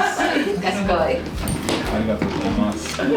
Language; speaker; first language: Japanese; non-native, learner; English